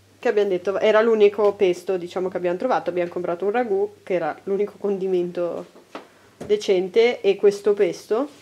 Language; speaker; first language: Italian; native; Italian